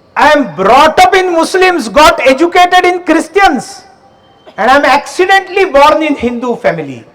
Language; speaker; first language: Hindi; non-native, local second language; Marathi